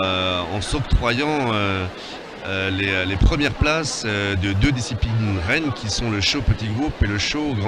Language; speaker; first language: French; native; French